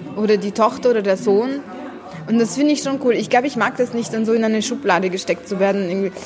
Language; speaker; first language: German; early bilingual, heritage; Arabic